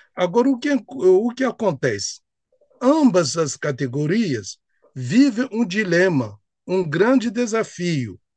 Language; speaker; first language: Portuguese; non-native, fluent; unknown